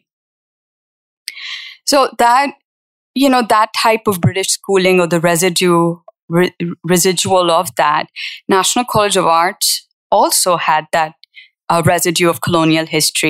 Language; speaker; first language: English; non-native, local second language; Urdu